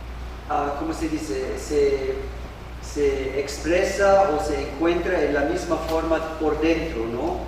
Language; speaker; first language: Spanish; non-native, learner; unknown